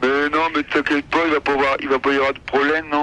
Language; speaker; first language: French; native; French